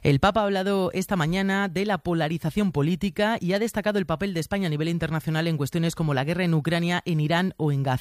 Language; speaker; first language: Spanish; native; Spanish